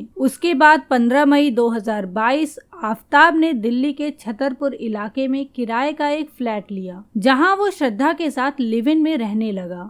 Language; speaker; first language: Hindi; native; Hindi